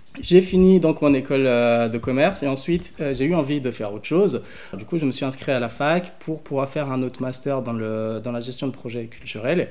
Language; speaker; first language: French; early bilingual, other home language; English